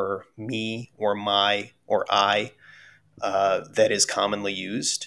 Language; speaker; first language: English; early bilingual, other home language; Russian